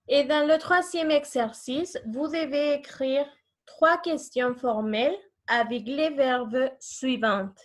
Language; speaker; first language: French; non-native, fluent; Spanish